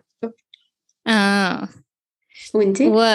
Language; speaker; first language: Arabic; non-native, learner; English